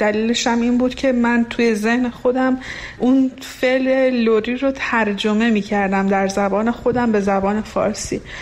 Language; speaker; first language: Persian; non-native, local second language; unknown